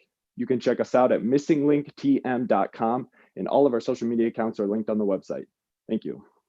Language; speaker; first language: English; native; English